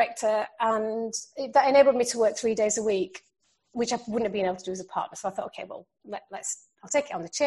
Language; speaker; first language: English; native; English